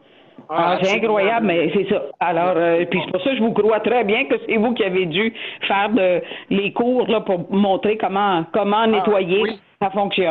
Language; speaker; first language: French; native; French